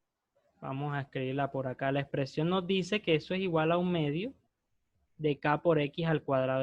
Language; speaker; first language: Spanish; native; Spanish